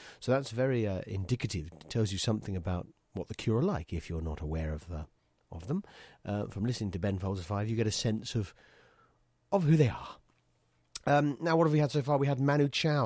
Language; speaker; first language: English; native; English